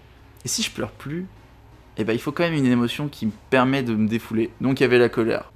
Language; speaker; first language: French; native; French